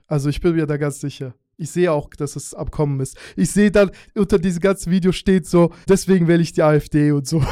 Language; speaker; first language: German; early bilingual, other home language; Russian